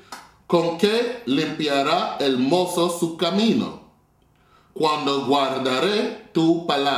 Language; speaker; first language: Spanish; non-native, fluent; English